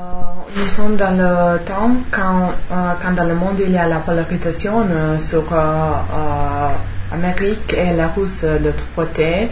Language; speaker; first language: French; non-native, learner; Serbian